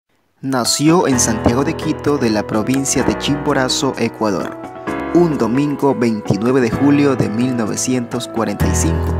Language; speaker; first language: Spanish; native; Spanish